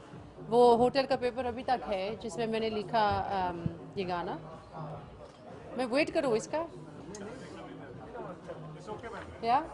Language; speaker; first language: Hindi; early bilingual, heritage; English